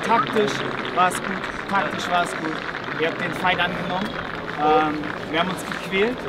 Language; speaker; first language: German; native; German